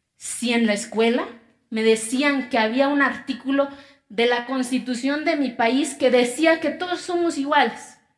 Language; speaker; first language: Spanish; non-native, local second language; Zapotec